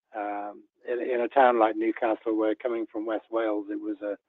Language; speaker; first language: English; native; English